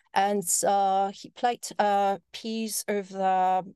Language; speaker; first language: English; non-native, fluent; Polish